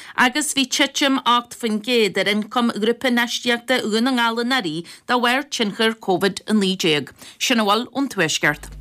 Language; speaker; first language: Irish; native; Irish